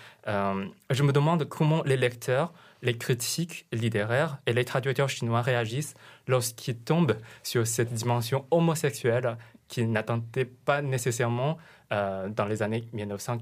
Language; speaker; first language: French; non-native, fluent; Chinese